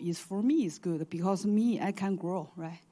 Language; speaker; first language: English; non-native, learner; Chinese